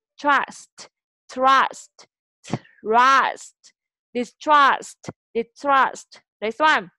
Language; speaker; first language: English; non-native, fluent; Vietnamese